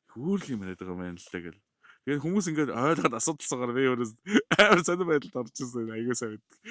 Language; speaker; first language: Mongolian; native; Mongolian